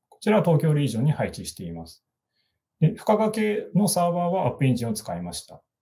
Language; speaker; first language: Japanese; native; Japanese